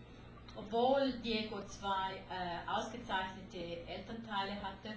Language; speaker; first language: German; non-native, fluent; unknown